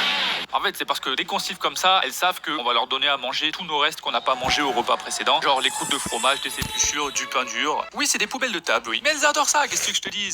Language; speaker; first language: French; native; French